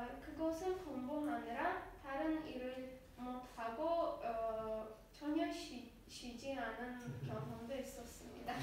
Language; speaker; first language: Korean; non-native, learner; Azerbaijani